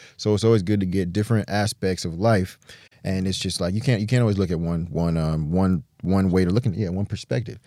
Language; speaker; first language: English; native; English